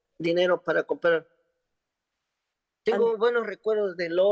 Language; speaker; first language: Spanish; non-native, local second language; Quechua